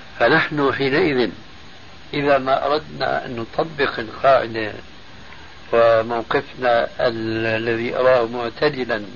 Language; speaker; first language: Arabic; early bilingual, other home language; Albanian